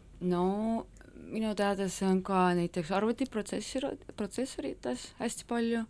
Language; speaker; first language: Estonian; non-native, local second language; Russian